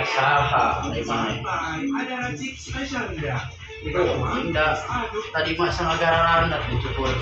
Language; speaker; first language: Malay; non-native, local second language; Sundanese